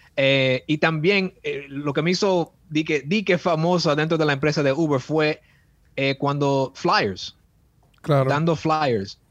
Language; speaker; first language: Spanish; early bilingual, heritage; Spanish